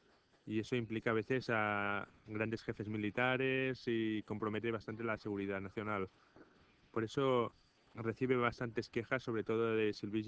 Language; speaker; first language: Spanish; native; Spanish